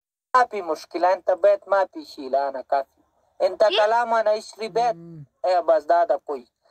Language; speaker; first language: Arabic; non-native, learner; Pashto